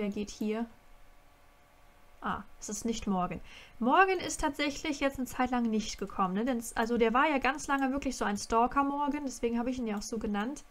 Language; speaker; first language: German; native; German